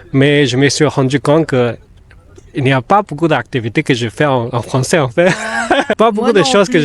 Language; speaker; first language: French; non-native, fluent; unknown